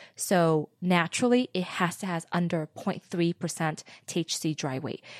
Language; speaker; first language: English; early bilingual, other home language; Vietnamese